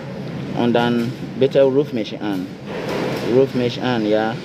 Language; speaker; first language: German; non-native, learner; Akan